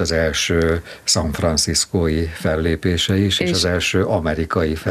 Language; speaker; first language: Hungarian; native; Hungarian